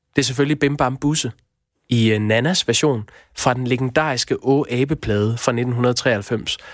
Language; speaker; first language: Danish; native; Danish